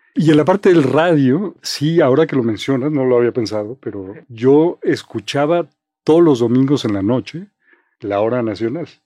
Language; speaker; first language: Spanish; native; Spanish